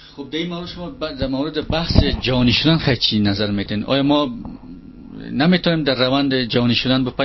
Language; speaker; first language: Persian; native; Persian